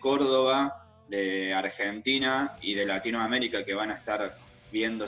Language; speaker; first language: Spanish; native; Spanish